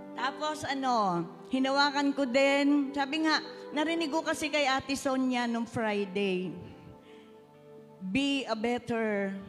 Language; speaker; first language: Filipino; native; Filipino